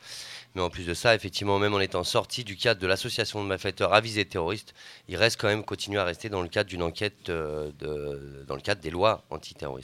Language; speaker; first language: French; native; French